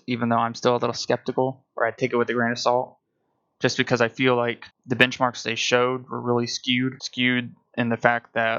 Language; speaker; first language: English; native; English